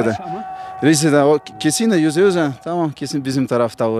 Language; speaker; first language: Turkish; non-native, learner; Portuguese